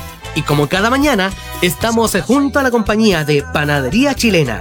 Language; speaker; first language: Spanish; native; Spanish